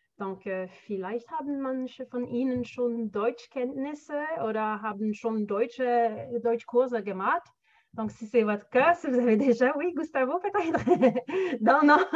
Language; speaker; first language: French; native; French